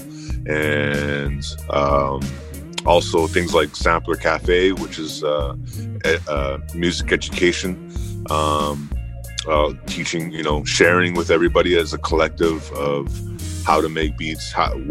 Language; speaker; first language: English; native; English